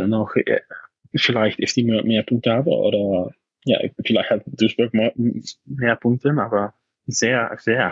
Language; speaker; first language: German; non-native, fluent; Dutch